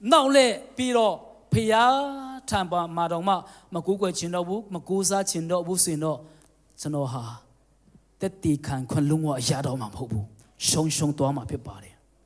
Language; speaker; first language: Burmese; non-native, local second language; Tedim Chin